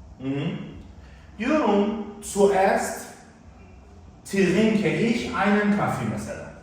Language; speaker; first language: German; non-native, fluent; Turkish